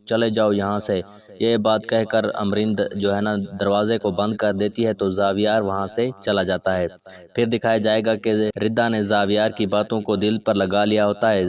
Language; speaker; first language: Urdu; native; Urdu